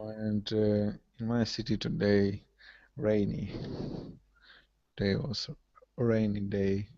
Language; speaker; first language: English; non-native, learner; Russian